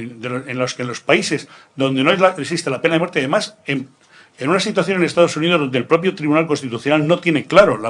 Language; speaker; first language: Spanish; native; Spanish